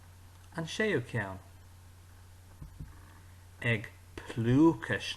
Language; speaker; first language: Irish; non-native, local second language; English